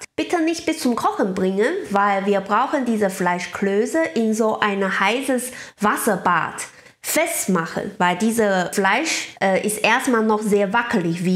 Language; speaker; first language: German; non-native, learner; Chinese